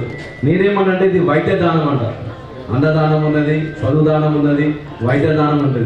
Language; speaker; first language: Telugu; native; Telugu